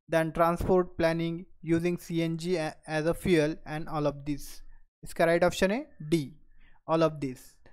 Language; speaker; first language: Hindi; non-native, local second language; Marathi